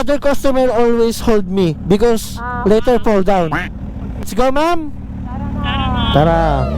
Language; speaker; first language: English; non-native, learner; Filipino